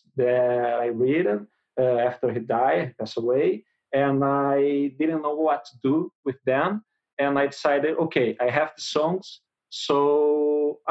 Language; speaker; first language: English; non-native, learner; Portuguese